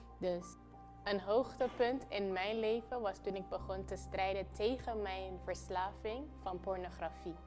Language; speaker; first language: Dutch; non-native, local second language; Papiamento